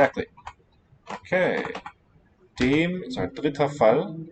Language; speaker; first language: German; non-native, learner; English